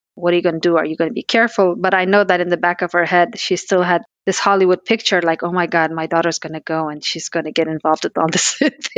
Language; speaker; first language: English; early bilingual, other home language; Pashto